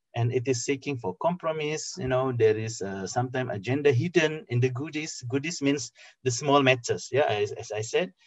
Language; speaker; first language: English; non-native, fluent; Indonesian